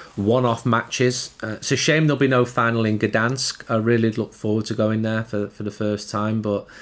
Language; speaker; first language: English; native; English